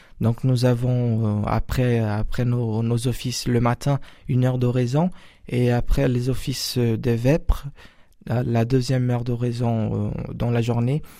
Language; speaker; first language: French; non-native, fluent; Portuguese